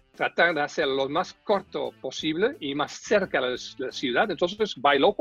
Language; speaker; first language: Spanish; non-native, fluent; Dutch